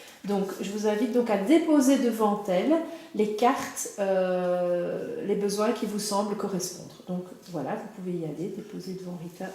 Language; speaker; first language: French; native; French